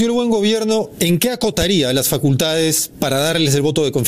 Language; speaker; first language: Spanish; native; Spanish